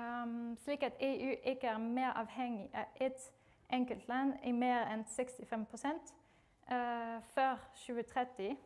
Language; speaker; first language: Norwegian; non-native, fluent; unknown